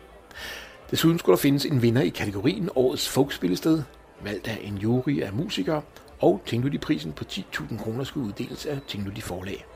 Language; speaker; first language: Danish; native; Danish